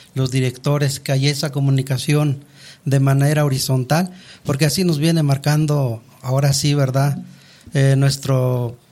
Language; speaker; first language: Spanish; non-native, local second language; Nahuatl languages